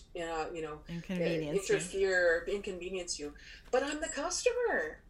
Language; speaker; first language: English; native; English